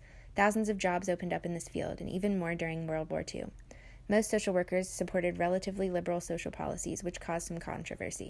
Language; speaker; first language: English; native; English